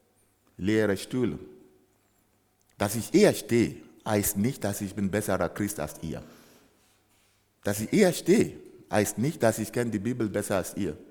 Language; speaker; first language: German; non-native, fluent; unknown